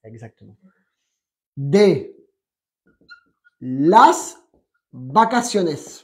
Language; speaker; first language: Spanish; non-native, fluent; French